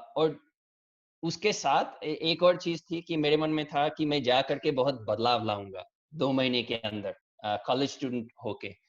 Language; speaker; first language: Hindi; early bilingual, heritage; English